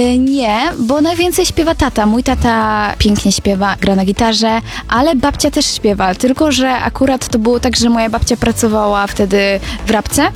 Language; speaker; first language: Polish; native; Polish